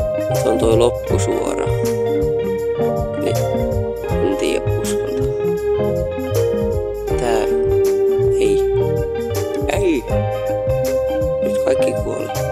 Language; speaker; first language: Finnish; native; Finnish